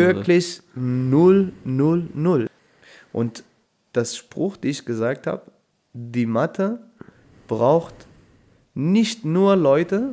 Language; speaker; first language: German; non-native, fluent; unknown